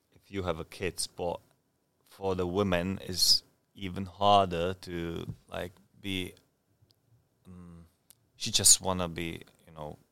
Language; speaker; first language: English; non-native, fluent; Czech